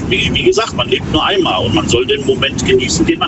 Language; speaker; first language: German; native; German